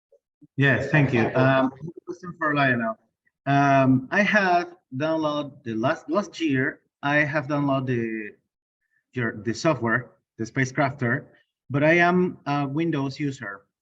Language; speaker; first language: English; non-native, learner; Spanish